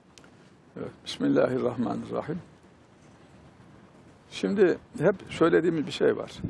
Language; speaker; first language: Turkish; native; Turkish